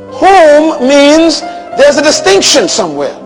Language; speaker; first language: English; native; English